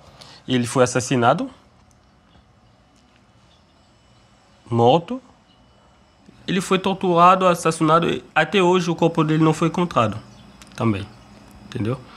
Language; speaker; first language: Portuguese; non-native, fluent; French